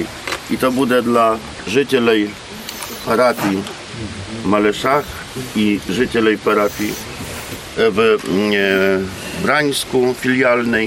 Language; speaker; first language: Polish; non-native, local second language; Ukrainian